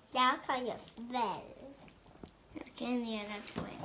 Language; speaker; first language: Swedish; early bilingual, other home language; Thai